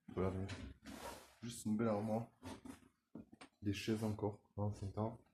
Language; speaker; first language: French; native; French